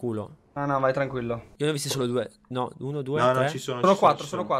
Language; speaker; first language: Italian; native; Italian